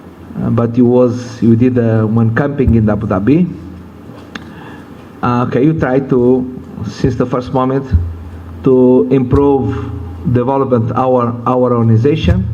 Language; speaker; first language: English; non-native, learner; Portuguese